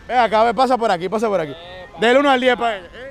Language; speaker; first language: Spanish; native; Spanish